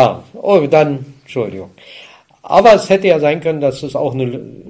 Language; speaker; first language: German; native; German